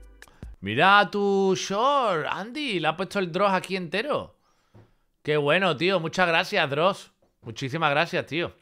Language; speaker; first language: Spanish; native; Spanish